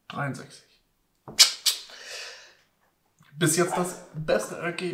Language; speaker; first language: German; non-native, fluent; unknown